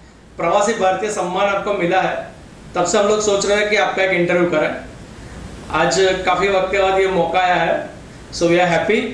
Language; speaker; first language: Hindi; non-native, local second language; Gujarati